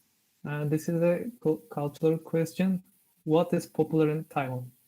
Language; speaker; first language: English; non-native, learner; Turkish